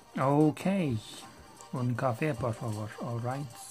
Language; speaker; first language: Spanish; non-native, learner; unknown